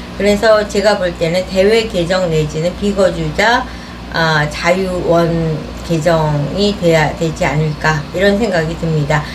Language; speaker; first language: Korean; native; Korean